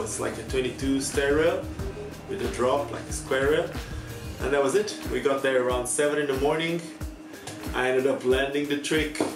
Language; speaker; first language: English; non-native, fluent; Portuguese